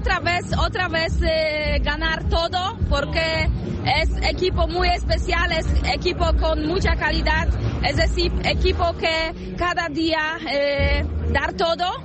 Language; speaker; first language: Spanish; non-native, learner; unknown